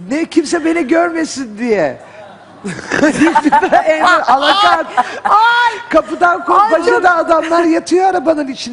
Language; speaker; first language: Turkish; native; Turkish